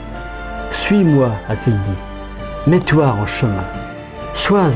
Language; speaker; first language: French; native; French